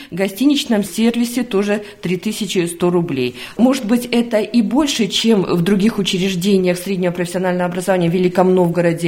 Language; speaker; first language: Russian; native; Russian